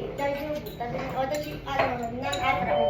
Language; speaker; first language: Japanese; non-native, learner; Filipino